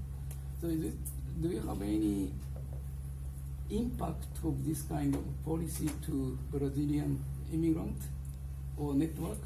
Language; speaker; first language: English; non-native, fluent; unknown